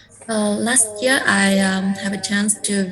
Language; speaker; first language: English; non-native, learner; Vietnamese